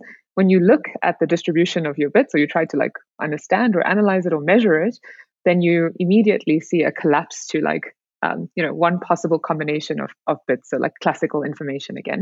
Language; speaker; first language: English; native; English